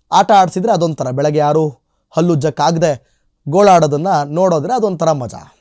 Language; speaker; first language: Kannada; native; Kannada